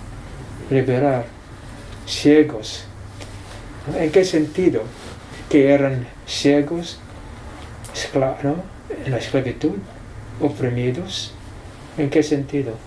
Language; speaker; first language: Spanish; non-native, fluent; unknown